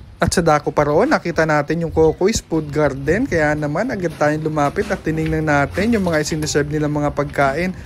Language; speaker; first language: Filipino; non-native, local second language; Bikol